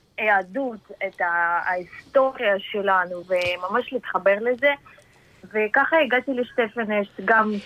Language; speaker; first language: Hebrew; non-native, fluent; Czech